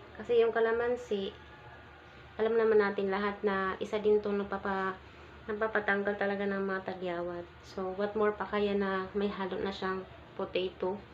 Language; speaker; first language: Filipino; non-native, local second language; Cebuano